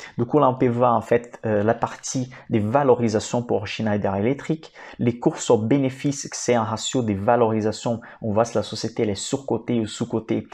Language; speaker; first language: French; non-native, fluent; Portuguese